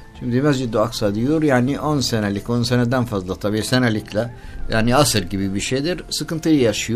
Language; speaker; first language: Turkish; non-native, learner; Arabic